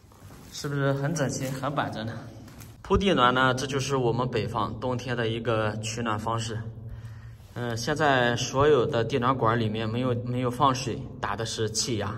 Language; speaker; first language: Chinese; native; Chinese